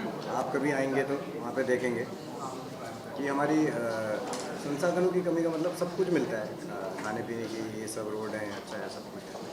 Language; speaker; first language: Hindi; native; Hindi